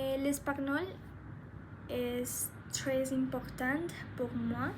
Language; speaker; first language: French; non-native, learner; Spanish